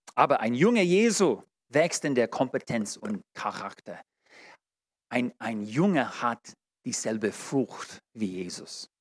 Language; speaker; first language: German; non-native, learner; English